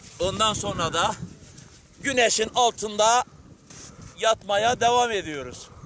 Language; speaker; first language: Turkish; non-native, local second language; Kurdish